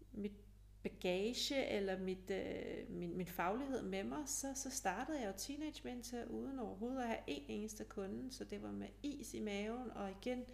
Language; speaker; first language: Danish; early bilingual, other home language; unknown